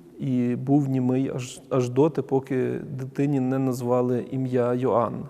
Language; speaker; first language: Ukrainian; native; Ukrainian